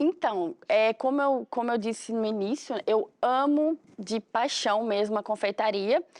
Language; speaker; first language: Portuguese; native; Portuguese